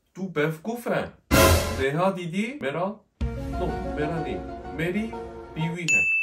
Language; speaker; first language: Hindi; non-native, learner; Korean